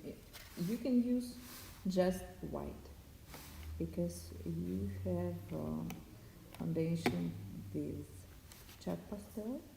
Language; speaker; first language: English; non-native, learner; Russian